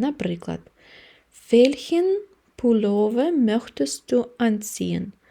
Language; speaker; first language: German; non-native, fluent; Ukrainian